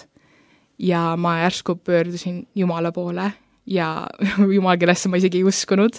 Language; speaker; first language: Estonian; early bilingual, heritage; Estonian